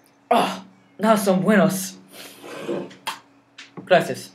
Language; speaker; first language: Spanish; non-native, learner; English